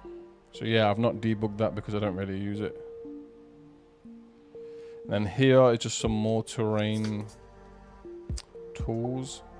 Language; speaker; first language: English; native; English